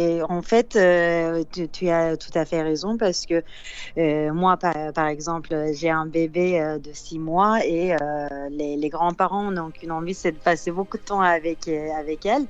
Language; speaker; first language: French; non-native, fluent; Turkish